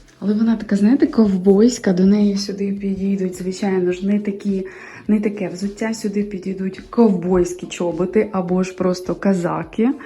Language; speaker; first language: Ukrainian; native; Ukrainian